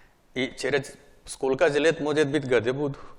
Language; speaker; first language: Russian; non-native, learner; Hindi